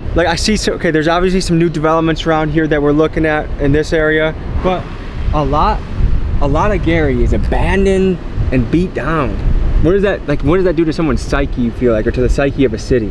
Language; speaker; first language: English; native; English